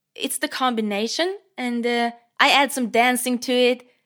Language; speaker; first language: English; non-native, fluent; Norwegian